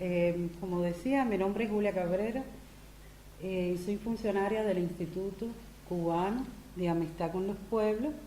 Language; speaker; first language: Spanish; native; Spanish